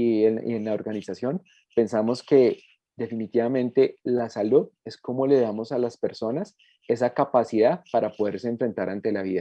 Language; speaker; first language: Spanish; native; Spanish